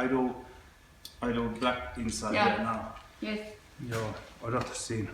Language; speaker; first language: English; non-native, learner; Finnish